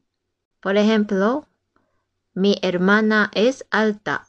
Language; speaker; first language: Spanish; non-native, fluent; Japanese